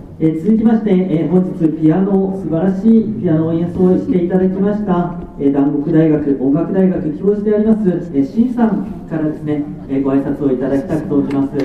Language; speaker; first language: Japanese; native; Japanese